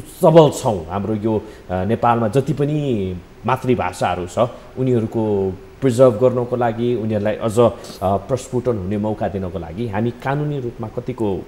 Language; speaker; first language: Nepali; native; Nepali